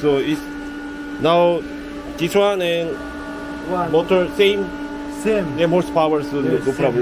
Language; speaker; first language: English; non-native, learner; Korean